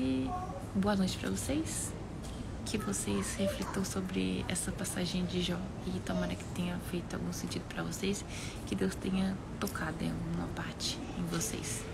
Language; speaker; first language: Portuguese; native; Portuguese